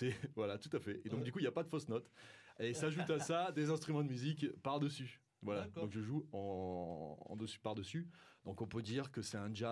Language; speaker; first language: French; native; French